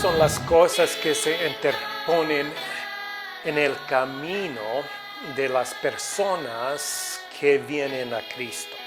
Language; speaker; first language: Spanish; non-native, fluent; English